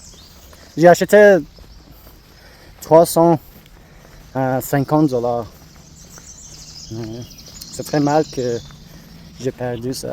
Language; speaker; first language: French; non-native, learner; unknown